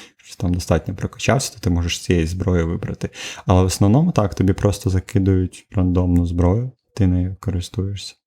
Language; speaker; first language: Ukrainian; native; Ukrainian